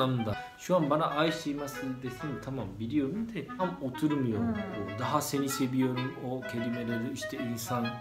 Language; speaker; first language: Turkish; non-native, fluent; Japanese